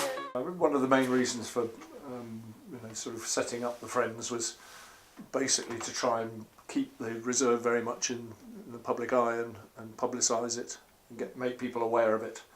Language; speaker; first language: English; native; English